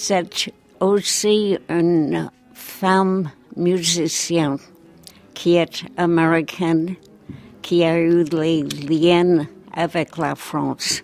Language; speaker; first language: French; non-native, fluent; English